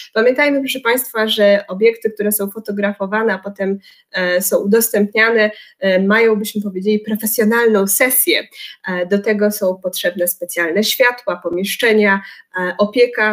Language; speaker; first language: Polish; native; Polish